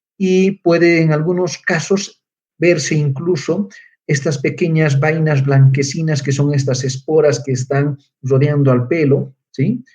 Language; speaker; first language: Spanish; native; Spanish